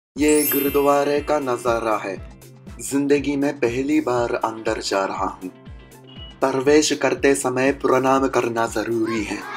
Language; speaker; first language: Hindi; non-native, learner; Japanese